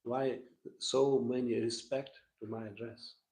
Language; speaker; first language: English; non-native, learner; Russian